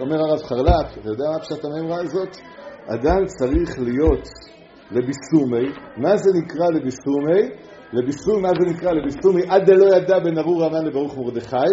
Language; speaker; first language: Hebrew; non-native, fluent; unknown